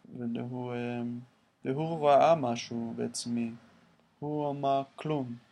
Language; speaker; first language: Hebrew; non-native, learner; English